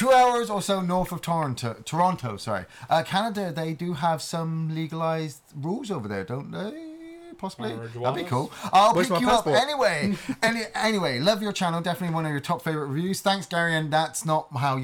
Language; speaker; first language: English; native; English